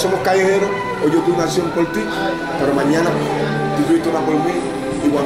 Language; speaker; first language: Spanish; native; Spanish